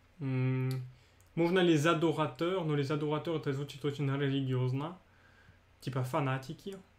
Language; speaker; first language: Russian; non-native, fluent; French